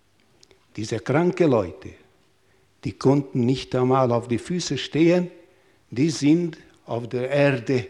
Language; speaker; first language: German; non-native, fluent; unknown